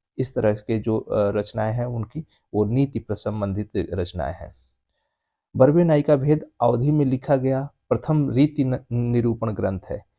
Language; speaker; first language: Hindi; native; Hindi